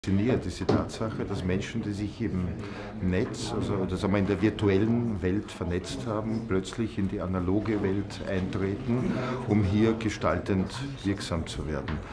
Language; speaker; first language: German; native; German